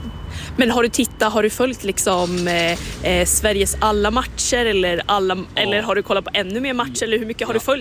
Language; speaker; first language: Swedish; native; Swedish